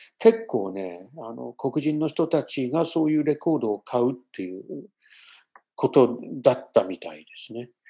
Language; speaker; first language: Japanese; non-native, fluent; English